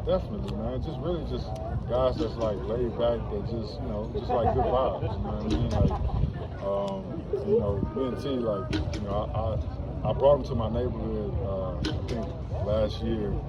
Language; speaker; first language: English; native; English